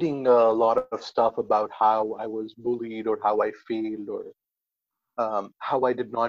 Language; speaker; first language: English; non-native, local second language; Hindi